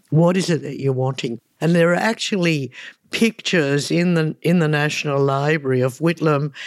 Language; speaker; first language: English; early bilingual, other home language; Hungarian